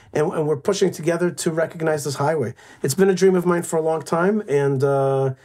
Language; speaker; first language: English; native; English